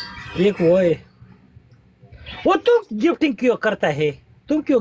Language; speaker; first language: Hindi; non-native, learner; Pashto